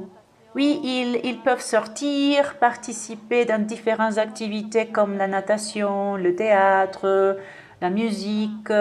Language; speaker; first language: French; non-native, fluent; Spanish